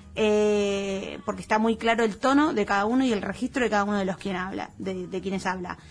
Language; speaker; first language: Spanish; native; Spanish